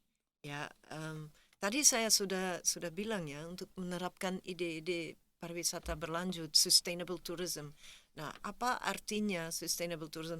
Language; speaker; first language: Indonesian; non-native, fluent; Dutch